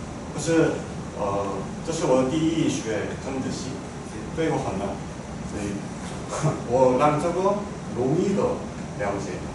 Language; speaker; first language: Chinese; non-native, fluent; Korean